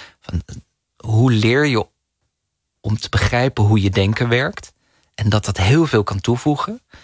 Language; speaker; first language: Dutch; native; Dutch